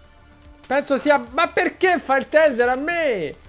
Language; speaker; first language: Italian; native; Italian